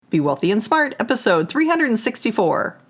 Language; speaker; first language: English; native; English